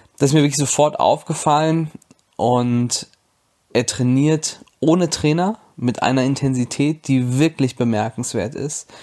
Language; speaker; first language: German; native; German